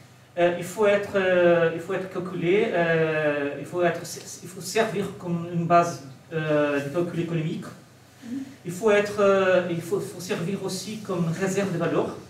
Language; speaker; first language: French; non-native, learner; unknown